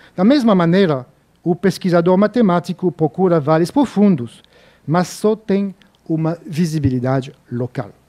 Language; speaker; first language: Portuguese; non-native, fluent; French